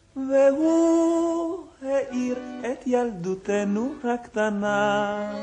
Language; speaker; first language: Hebrew; native; Hebrew